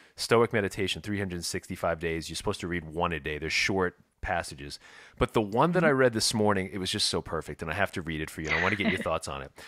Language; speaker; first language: English; native; English